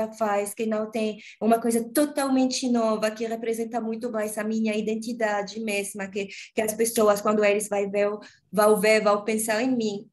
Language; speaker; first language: Portuguese; non-native, learner; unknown